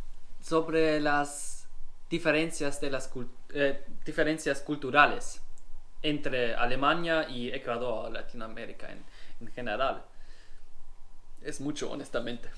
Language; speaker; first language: Spanish; non-native, learner; German